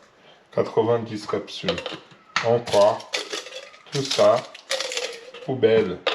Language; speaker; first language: French; non-native, learner; Portuguese